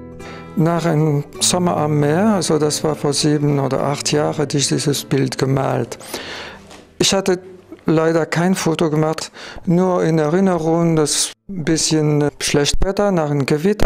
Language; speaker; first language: German; non-native, fluent; French